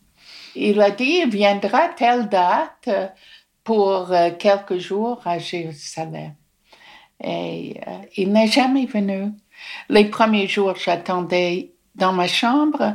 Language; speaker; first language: French; non-native, fluent; English